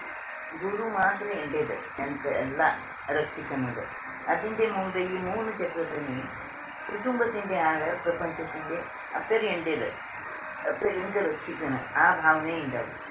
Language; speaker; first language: Malayalam; non-native, local second language; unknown